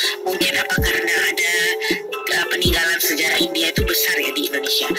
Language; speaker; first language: Indonesian; native; Indonesian